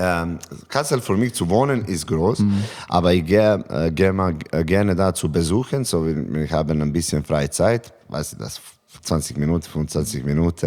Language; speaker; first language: German; non-native, learner; Serbian